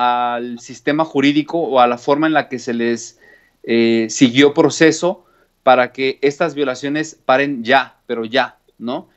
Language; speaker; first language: Spanish; native; Spanish